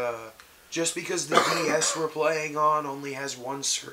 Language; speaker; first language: English; native; English